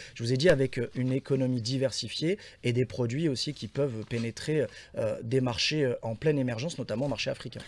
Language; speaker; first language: French; non-native, local second language; Arabic